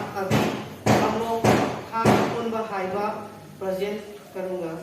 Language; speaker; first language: Hindi; non-native, local second language; Manipuri